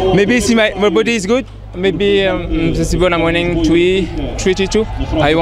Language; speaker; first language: English; non-native, learner; French